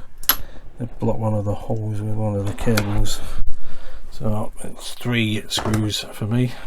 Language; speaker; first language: English; native; English